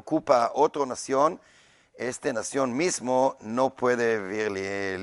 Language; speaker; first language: Spanish; non-native, learner; Hebrew